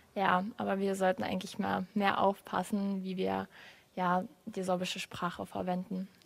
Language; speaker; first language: German; non-native, local second language; Upper Sorbian